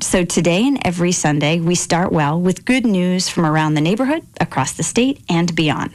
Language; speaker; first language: English; native; English